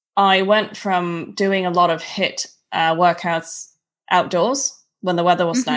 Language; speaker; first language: English; non-native, local second language; Cantonese